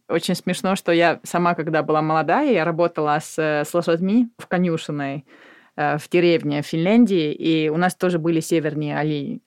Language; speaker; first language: Russian; non-native, fluent; Finnish